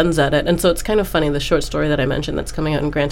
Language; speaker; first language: English; native; English